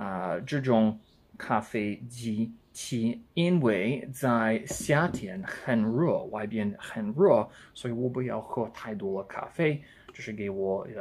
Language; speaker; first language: Chinese; non-native, learner; English